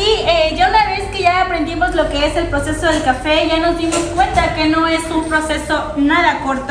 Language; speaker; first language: Spanish; native; Spanish